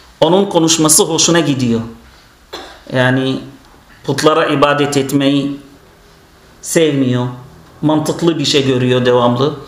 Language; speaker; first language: Turkish; non-native, fluent; Arabic